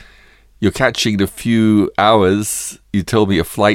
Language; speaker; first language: English; native; English